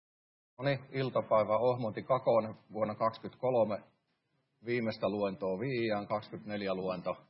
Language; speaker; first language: Finnish; native; Finnish